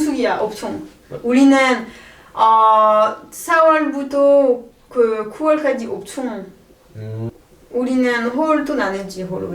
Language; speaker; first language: Korean; non-native, learner; French